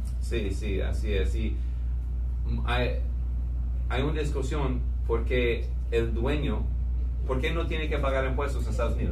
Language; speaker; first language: Spanish; non-native, fluent; English